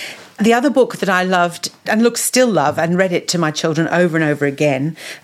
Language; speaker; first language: English; native; English